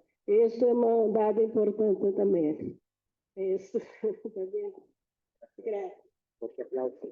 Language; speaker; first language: Portuguese; non-native, fluent; Spanish